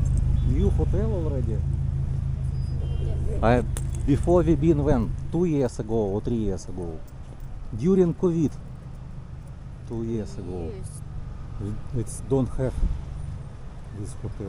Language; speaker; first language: English; non-native, learner; Russian